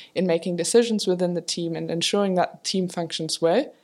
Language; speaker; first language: English; non-native, fluent; German